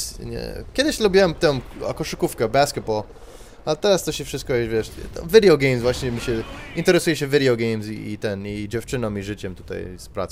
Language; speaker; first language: Polish; early bilingual, heritage; Polish